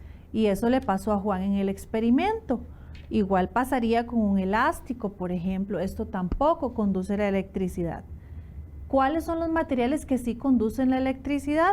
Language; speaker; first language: Spanish; native; Spanish